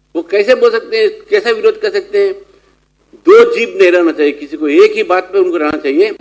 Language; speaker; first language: Hindi; non-native, local second language; Telugu